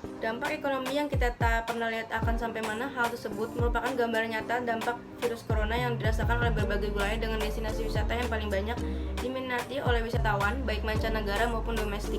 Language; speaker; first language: Indonesian; native; Indonesian